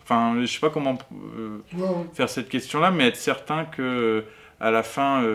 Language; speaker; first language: French; native; French